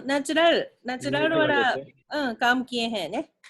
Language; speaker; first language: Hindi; non-native, fluent; Japanese